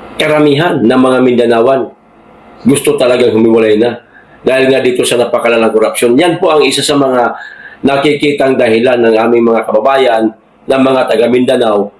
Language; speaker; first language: Filipino; non-native, local second language; Cebuano